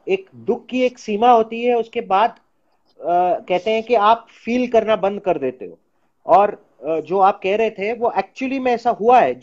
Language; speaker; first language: Hindi; non-native, local second language; Gujarati